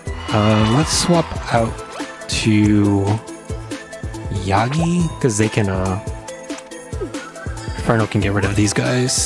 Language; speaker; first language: English; native; English